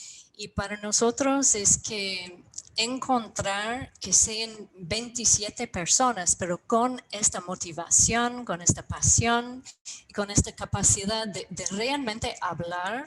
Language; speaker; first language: Spanish; non-native, fluent; English